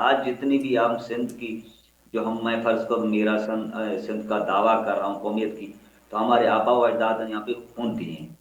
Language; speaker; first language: Urdu; non-native, local second language; Baluchi